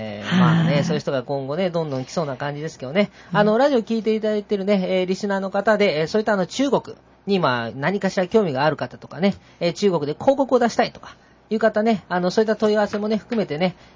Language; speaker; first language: Japanese; native; Japanese